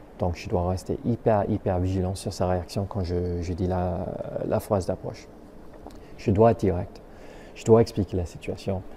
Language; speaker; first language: French; native; French